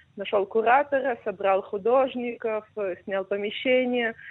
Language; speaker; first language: Russian; non-native, fluent; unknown